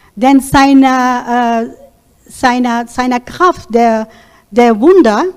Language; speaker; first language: German; non-native, learner; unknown